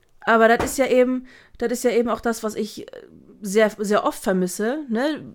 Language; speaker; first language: German; early bilingual, other home language; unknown